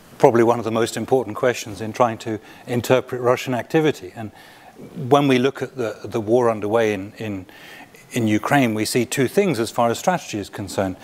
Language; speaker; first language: English; native; English